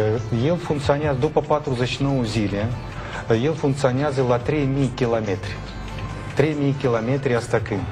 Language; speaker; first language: Romanian; non-native, learner; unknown